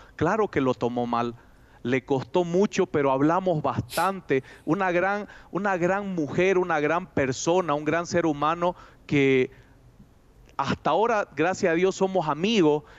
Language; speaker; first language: Spanish; native; Spanish